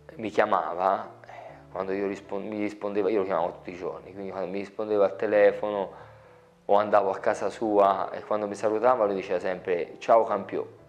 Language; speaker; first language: Italian; native; Italian